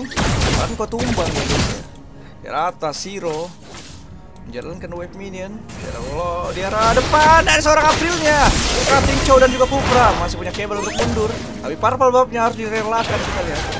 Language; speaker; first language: Indonesian; native; Indonesian